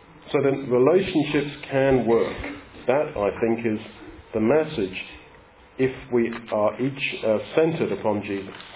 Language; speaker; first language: English; native; English